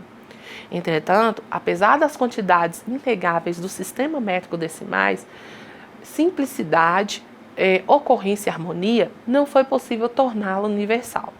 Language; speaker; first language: Portuguese; native; Portuguese